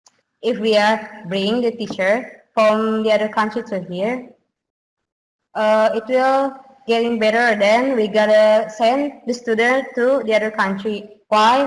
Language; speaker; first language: English; non-native, learner; Indonesian